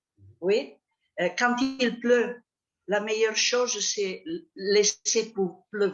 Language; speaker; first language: French; non-native, fluent; Catalan